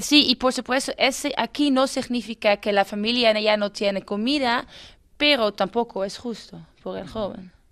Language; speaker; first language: Spanish; non-native, learner; Dutch